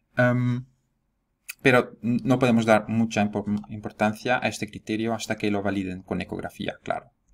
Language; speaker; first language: Spanish; non-native, fluent; Dutch